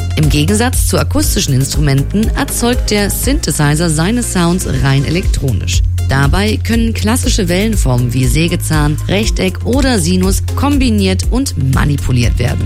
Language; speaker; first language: German; native; German